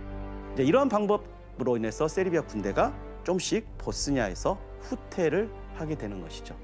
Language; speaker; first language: Korean; native; Korean